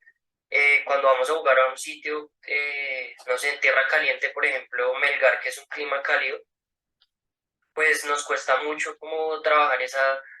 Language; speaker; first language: Spanish; native; Spanish